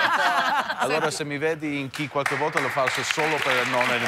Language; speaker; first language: Italian; early bilingual, heritage; English